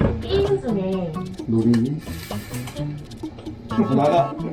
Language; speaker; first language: Korean; native; Korean